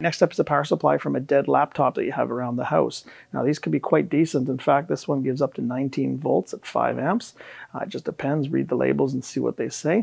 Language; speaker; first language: English; native; English